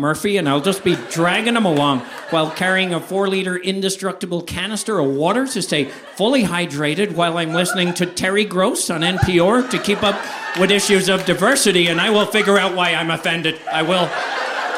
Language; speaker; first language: English; native; English